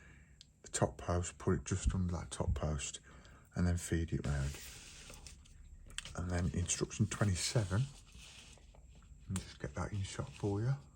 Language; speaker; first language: English; native; English